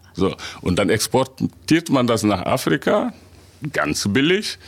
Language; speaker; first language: German; non-native, fluent; Wolof